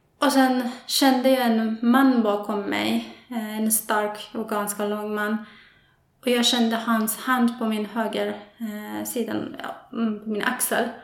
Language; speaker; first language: Swedish; non-native, fluent; Persian